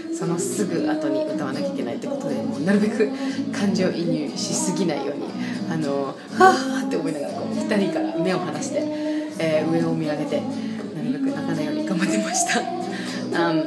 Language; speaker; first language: Japanese; early bilingual, heritage; Japanese